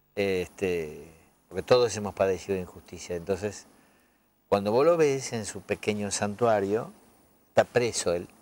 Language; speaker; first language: Spanish; native; Spanish